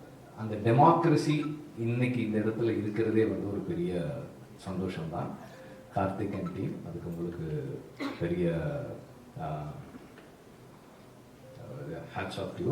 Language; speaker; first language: Tamil; native; Tamil